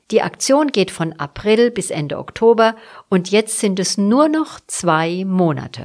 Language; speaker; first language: German; native; German